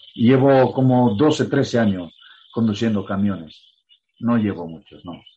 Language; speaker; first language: Spanish; non-native, fluent; Romanian